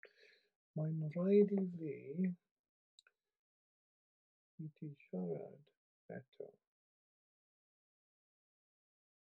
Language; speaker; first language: Welsh; non-native, learner; English